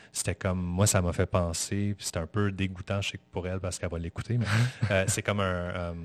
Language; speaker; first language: French; native; French